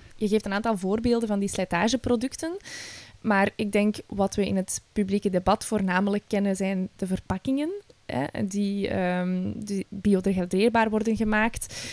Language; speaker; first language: Dutch; native; Dutch